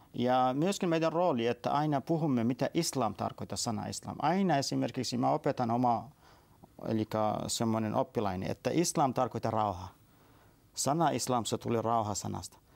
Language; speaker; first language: Finnish; non-native, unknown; Arabic